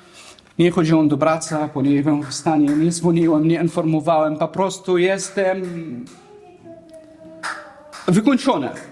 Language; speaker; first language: Polish; non-native, learner; Arabic